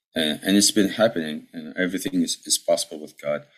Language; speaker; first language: English; early bilingual, other home language; Arabic